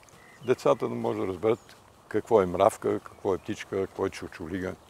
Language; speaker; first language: Bulgarian; early bilingual, heritage; Bulgarian